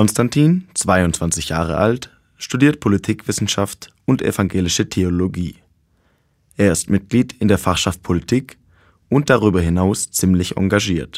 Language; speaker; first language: German; native; German